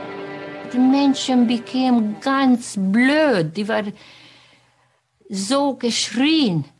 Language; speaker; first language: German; non-native, learner; Hungarian